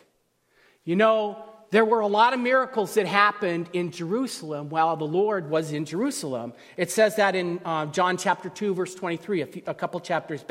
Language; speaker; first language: English; native; English